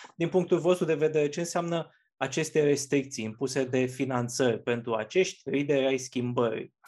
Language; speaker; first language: Romanian; native; Romanian